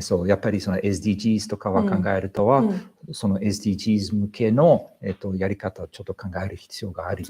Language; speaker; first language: Japanese; non-native, fluent; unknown